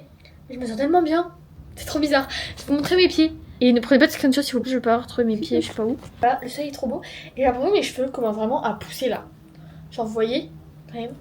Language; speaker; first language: French; native; French